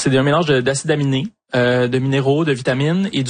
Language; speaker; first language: French; native; French